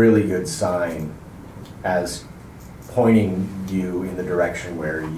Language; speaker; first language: English; native; English